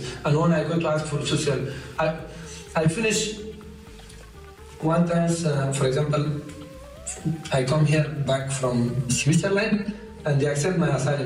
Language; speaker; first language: English; non-native, learner; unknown